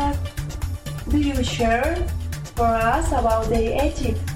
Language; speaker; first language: English; non-native, learner; Spanish